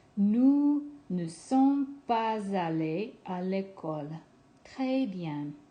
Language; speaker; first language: French; non-native, fluent; English